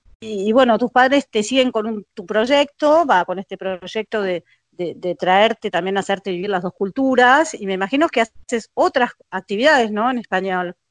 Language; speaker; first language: Spanish; native; Spanish